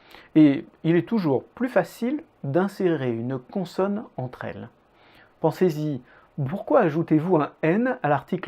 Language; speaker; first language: French; native; French